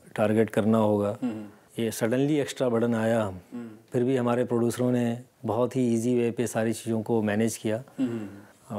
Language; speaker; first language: Hindi; native; Hindi